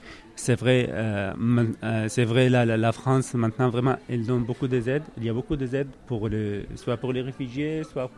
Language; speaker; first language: French; non-native, learner; Arabic